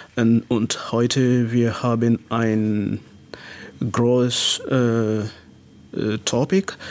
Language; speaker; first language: German; non-native, learner; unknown